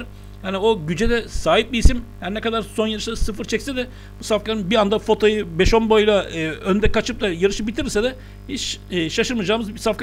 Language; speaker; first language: Turkish; native; Turkish